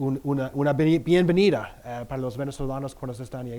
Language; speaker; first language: Spanish; non-native, fluent; English